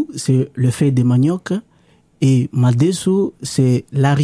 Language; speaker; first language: French; non-native, local second language; Lingala